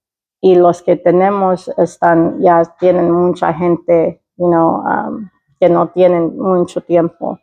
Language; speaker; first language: Spanish; early bilingual, heritage; Spanish